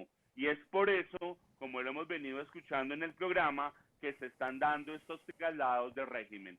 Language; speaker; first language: Spanish; native; Spanish